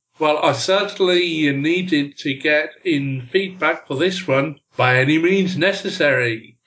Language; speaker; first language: English; native; English